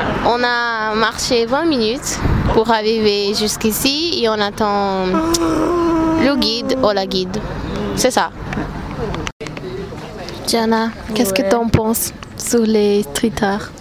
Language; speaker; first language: French; non-native, learner; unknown